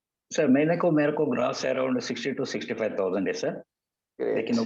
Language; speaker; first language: Hindi; non-native, local second language; Kannada